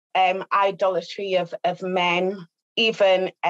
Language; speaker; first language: English; native; English